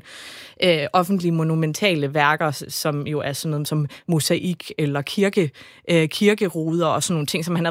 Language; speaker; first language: Danish; native; Danish